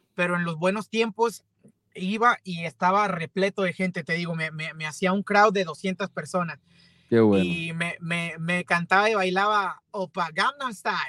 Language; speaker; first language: Spanish; native; Spanish